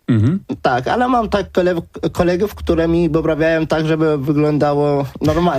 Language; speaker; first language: Polish; early bilingual, other home language; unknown